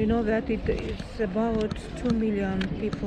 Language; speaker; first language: English; non-native, fluent; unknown